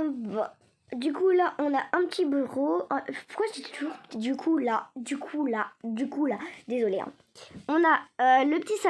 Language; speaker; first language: French; native; French